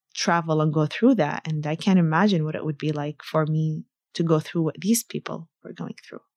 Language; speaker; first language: English; early bilingual, other home language; Arabic